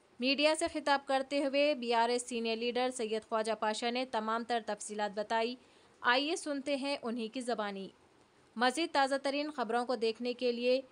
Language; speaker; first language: Hindi; native; Hindi